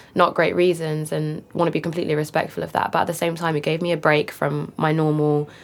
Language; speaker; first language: English; native; English